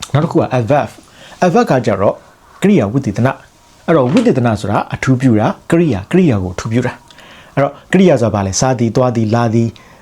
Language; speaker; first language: Burmese; non-native, local second language; S'gaw Karen